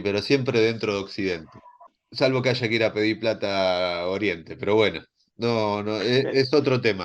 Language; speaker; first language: Spanish; native; Spanish